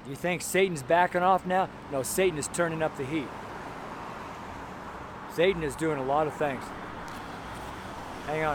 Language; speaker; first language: English; native; English